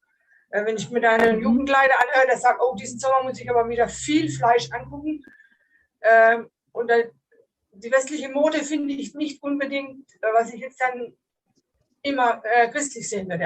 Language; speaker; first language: German; native; German